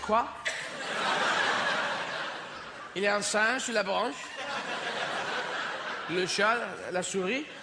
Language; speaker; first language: French; non-native, learner; English